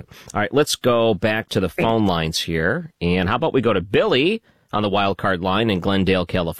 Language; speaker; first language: English; native; English